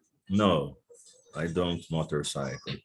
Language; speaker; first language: English; non-native, learner; Portuguese